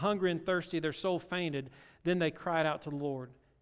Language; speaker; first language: English; native; English